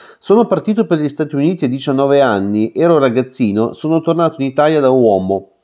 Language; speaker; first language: Italian; native; Italian